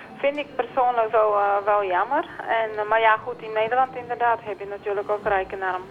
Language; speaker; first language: Dutch; non-native, fluent; Bulgarian